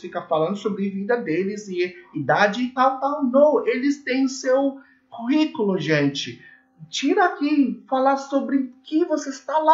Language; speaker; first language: Portuguese; non-native, learner; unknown